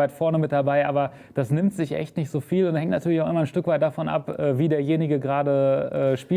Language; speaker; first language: German; native; German